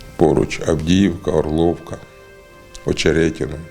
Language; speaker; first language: Ukrainian; native; Ukrainian